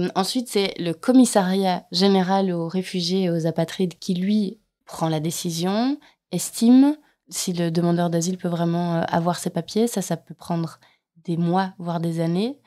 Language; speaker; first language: French; native; French